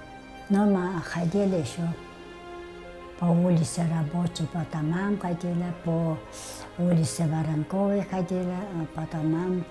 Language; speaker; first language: Russian; non-native, local second language; Tuvinian